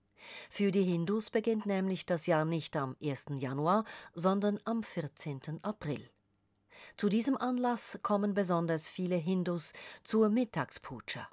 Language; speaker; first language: German; native; German